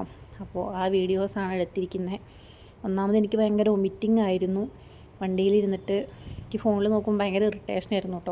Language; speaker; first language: Malayalam; native; Malayalam